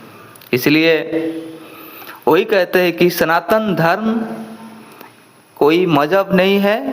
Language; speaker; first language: Hindi; non-native, local second language; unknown